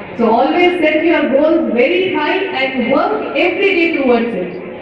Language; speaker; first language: English; non-native, local second language; Tamil